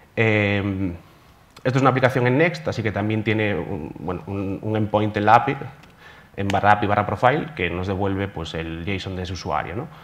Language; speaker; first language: Spanish; native; Spanish